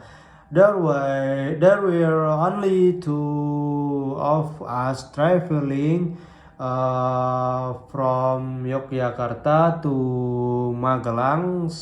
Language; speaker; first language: English; non-native, learner; Indonesian